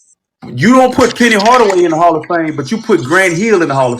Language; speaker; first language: English; native; English